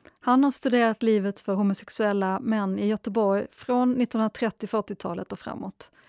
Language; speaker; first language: Swedish; native; Swedish